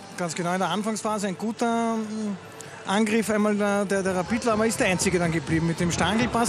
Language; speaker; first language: German; native; German